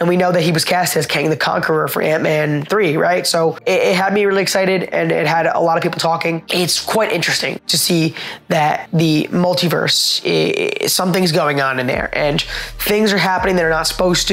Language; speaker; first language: English; native; English